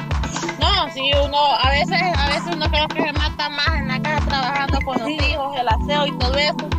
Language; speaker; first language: Spanish; native; Spanish